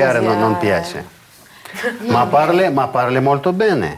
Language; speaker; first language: Italian; non-native, fluent; Russian